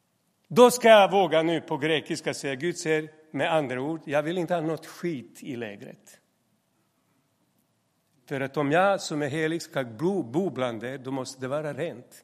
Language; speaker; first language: Swedish; non-native, fluent; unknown